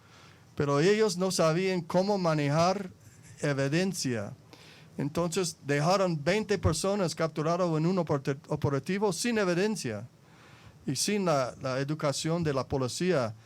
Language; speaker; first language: Spanish; non-native, fluent; English